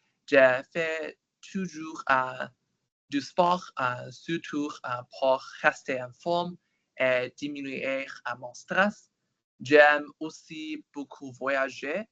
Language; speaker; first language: French; non-native, learner; Chinese